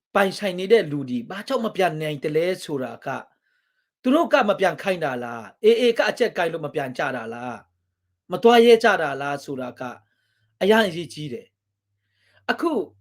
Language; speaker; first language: Burmese; non-native, local second language; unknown